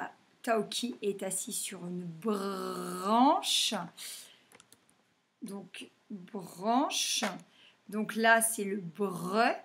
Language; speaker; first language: French; native; French